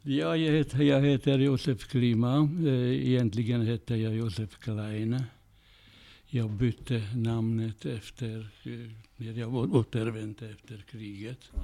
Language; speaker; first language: Swedish; non-native, fluent; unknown